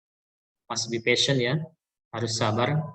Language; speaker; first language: English; non-native, learner; Indonesian